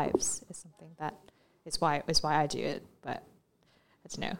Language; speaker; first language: English; non-native, local second language; Cantonese